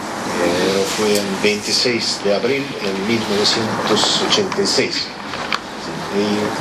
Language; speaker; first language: Spanish; non-native, learner; Russian